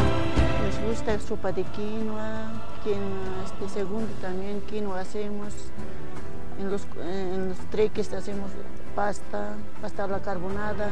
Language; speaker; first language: Spanish; non-native, local second language; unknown